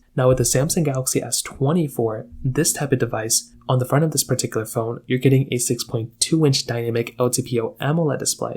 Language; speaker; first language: English; native; English